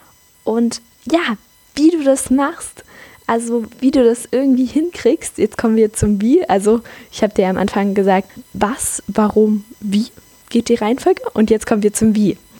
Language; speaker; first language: German; native; German